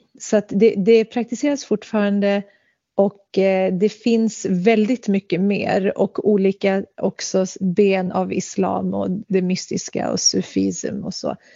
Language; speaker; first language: Swedish; early bilingual, other home language; Central Kurdish